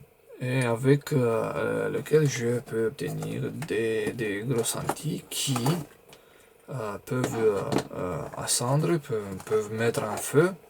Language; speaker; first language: French; non-native, fluent; Romanian